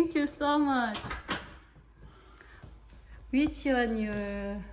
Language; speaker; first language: English; non-native, learner; Korean